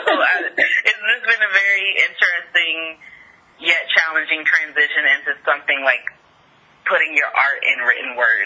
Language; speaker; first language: English; native; English